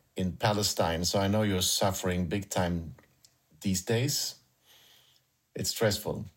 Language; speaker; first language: English; non-native, fluent; Swedish